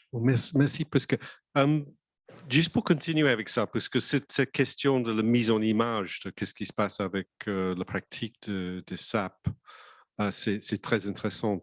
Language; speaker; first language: French; non-native, fluent; English